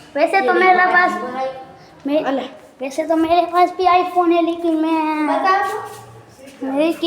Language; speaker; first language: Hindi; non-native, local second language; Gujarati